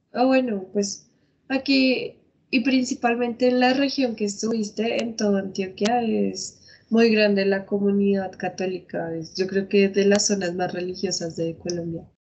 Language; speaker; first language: Spanish; native; Spanish